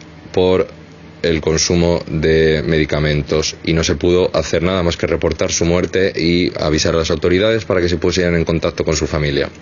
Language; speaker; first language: Spanish; native; Spanish